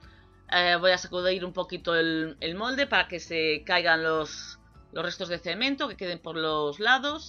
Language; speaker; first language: Spanish; native; Spanish